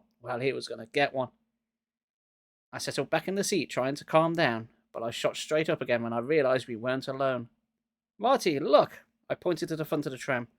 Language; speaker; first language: English; native; English